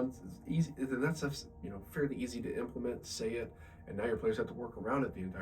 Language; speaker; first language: English; native; English